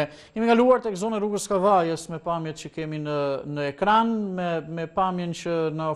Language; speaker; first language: Albanian; native; Albanian